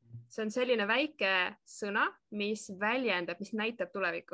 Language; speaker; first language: Estonian; native; Estonian